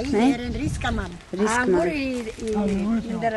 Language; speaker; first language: Swedish; early bilingual, heritage; Swedish